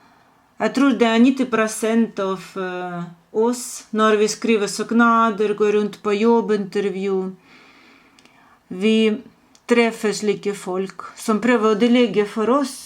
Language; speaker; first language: Norwegian; non-native, fluent; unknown